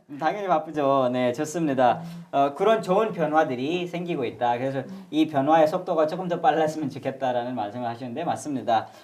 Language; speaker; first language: Korean; non-native, fluent; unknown